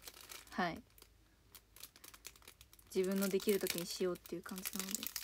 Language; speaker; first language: Japanese; native; Japanese